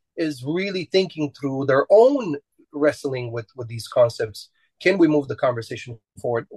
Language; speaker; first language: English; non-native, fluent; Romanian